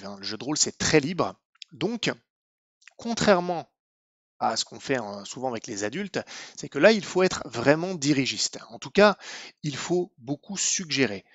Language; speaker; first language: French; native; French